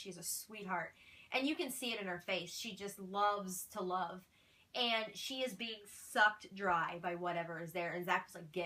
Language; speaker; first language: English; native; English